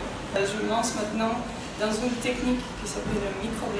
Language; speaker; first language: French; non-native, fluent; Russian